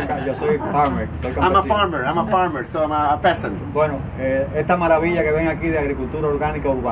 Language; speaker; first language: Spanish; native; Spanish